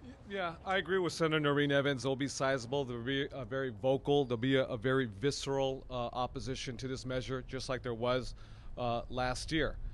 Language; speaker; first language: English; early bilingual, other home language; Spanish